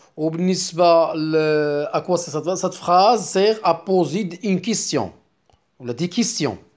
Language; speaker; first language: French; non-native, local second language; Arabic